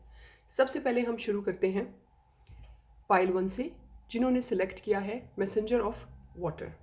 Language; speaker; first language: Hindi; native; Hindi